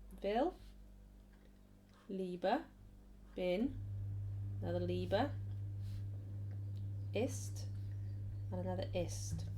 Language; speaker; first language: German; non-native, fluent; English